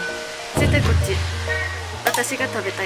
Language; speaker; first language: Japanese; native; Japanese